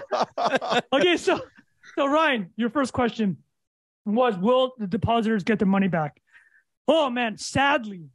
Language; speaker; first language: English; native; English